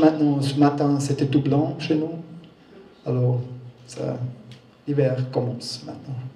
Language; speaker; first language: French; non-native, learner; German